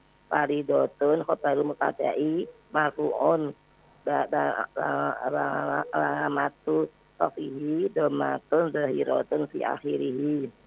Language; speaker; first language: Arabic; non-native, learner; Indonesian